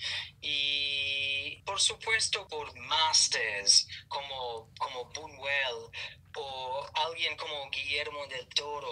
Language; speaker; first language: Spanish; non-native, fluent; English